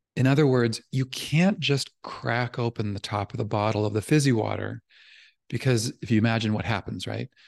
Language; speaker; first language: English; native; English